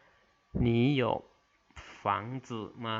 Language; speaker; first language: Chinese; non-native, fluent; Lao